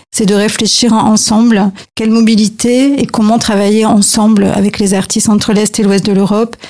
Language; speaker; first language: French; native; French